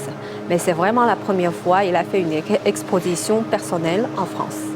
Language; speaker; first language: French; non-native, fluent; Chinese